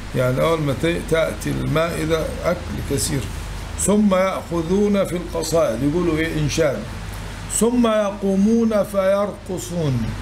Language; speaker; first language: Arabic; native; Arabic